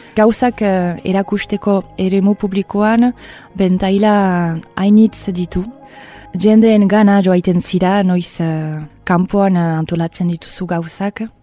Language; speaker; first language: Basque; non-native, fluent; English